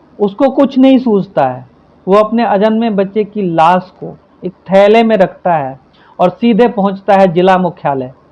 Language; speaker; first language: Hindi; native; Hindi